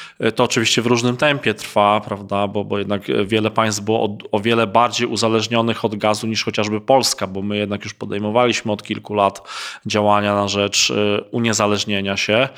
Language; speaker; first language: Polish; native; Polish